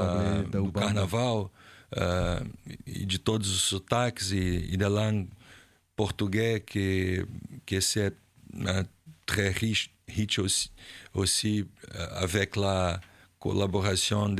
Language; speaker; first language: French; non-native, learner; Portuguese